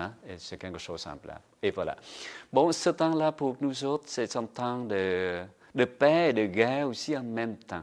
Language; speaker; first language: French; non-native, fluent; Vietnamese